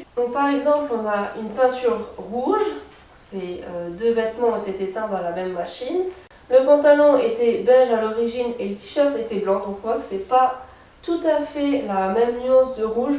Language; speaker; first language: French; native; French